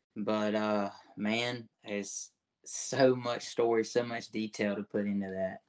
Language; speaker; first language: English; native; English